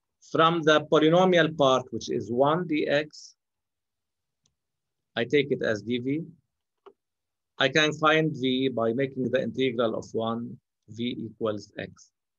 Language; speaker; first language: English; non-native, local second language; Arabic